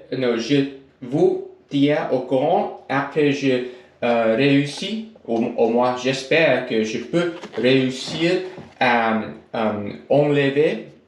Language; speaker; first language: French; non-native, learner; English